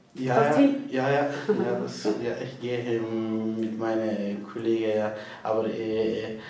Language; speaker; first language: German; non-native, learner; Persian